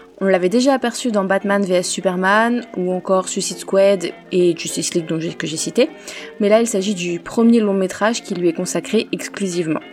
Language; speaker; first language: French; native; French